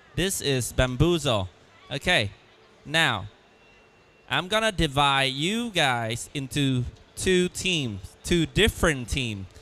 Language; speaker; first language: English; non-native, fluent; Vietnamese